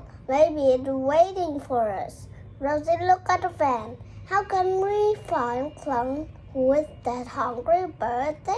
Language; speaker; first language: English; non-native, learner; Vietnamese